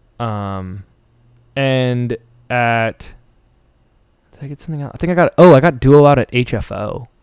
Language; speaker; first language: English; early bilingual, other home language; Persian